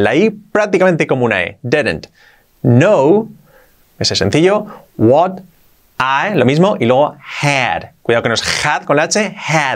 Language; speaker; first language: Spanish; native; Spanish